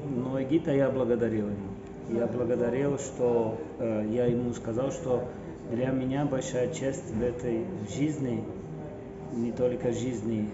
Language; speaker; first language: Russian; non-native, fluent; Portuguese